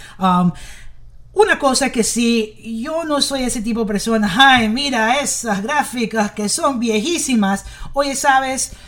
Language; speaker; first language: Spanish; early bilingual, heritage; English